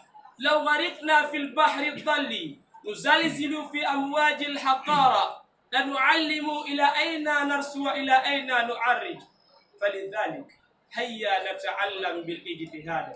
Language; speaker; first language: Arabic; non-native, learner; Achinese